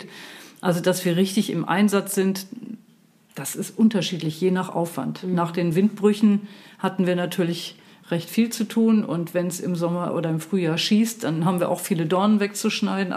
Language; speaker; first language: German; native; German